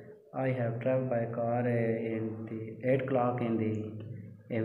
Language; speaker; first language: English; non-native, learner; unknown